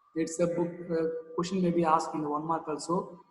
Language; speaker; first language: English; non-native, local second language; Tamil